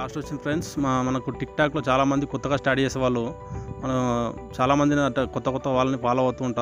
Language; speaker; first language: Telugu; native; Telugu